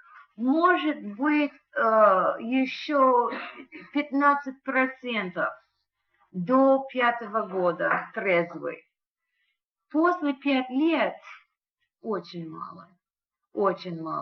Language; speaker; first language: Russian; non-native, learner; English